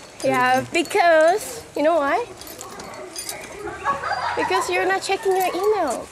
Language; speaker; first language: English; non-native, learner; Korean